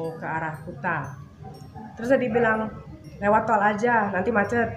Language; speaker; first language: Indonesian; native; Indonesian